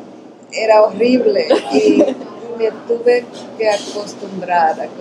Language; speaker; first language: Spanish; early bilingual, other home language; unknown